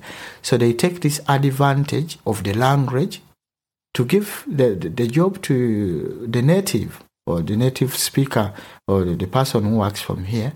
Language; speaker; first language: English; non-native, local second language; Ganda